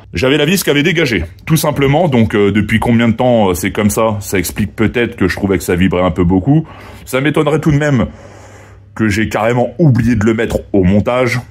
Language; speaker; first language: French; native; French